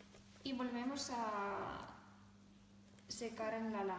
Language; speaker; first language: Spanish; non-native, fluent; Russian